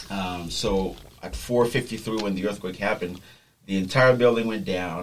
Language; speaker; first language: English; non-native, fluent; Haitian Creole